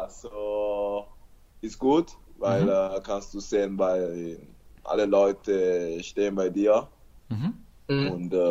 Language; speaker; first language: German; non-native, learner; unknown